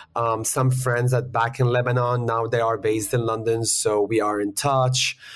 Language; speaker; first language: English; early bilingual, other home language; Arabic